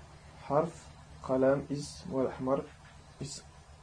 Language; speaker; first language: Arabic; non-native, learner; French